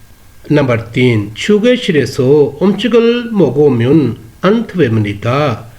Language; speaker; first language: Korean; non-native, fluent; Urdu